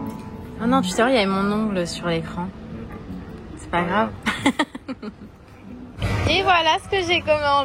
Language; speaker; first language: French; native; French